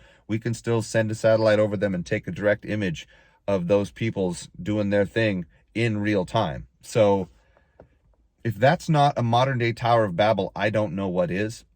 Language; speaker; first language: English; native; English